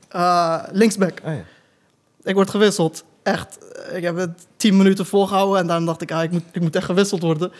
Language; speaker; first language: Dutch; early bilingual, other home language; Turkish